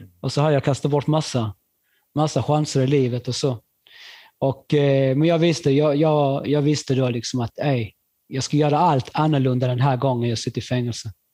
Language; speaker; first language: Swedish; early bilingual, other home language; Spanish